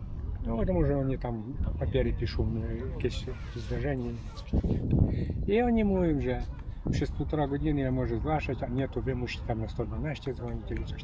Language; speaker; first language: Polish; non-native, learner; Ukrainian